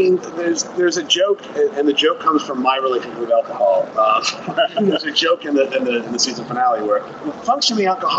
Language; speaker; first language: English; native; English